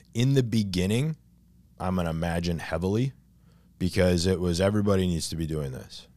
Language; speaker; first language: English; native; English